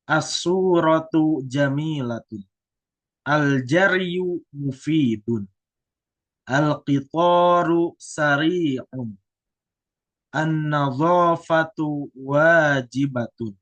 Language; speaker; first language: Arabic; non-native, fluent; Indonesian